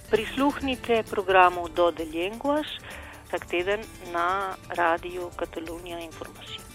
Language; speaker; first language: Catalan; non-native, fluent; Slovenian